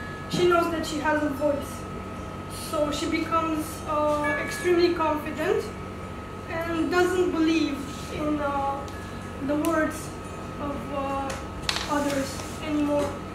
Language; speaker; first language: English; non-native, fluent; Romanian